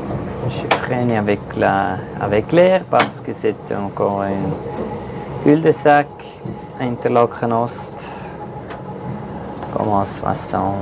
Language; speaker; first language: French; non-native, learner; German